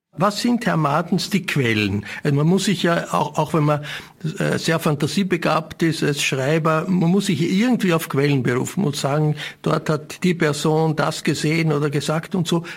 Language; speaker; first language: German; native; German